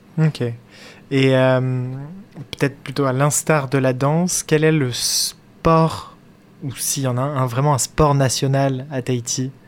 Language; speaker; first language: French; native; French